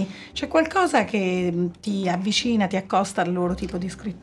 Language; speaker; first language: Italian; native; Italian